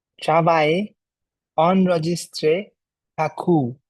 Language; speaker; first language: French; non-native, learner; Bangla